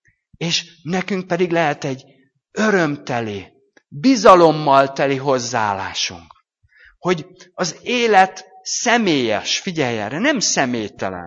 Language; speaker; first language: Hungarian; native; Hungarian